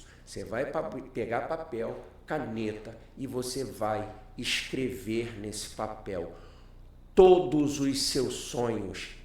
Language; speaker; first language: Portuguese; native; Portuguese